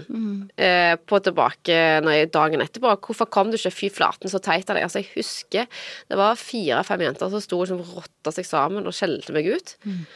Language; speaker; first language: Norwegian; native; Norwegian